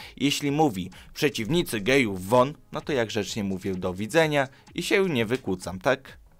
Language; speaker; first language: Polish; early bilingual, other home language; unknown